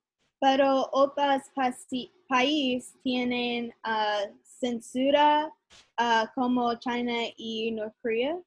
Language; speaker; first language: Spanish; non-native, learner; English